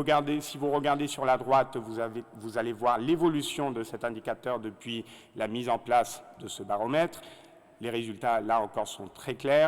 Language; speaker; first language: French; native; French